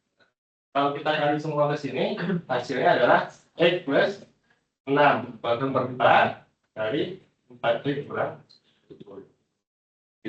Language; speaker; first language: Indonesian; native; Indonesian